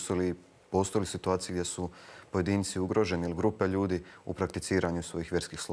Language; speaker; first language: Croatian; native; Croatian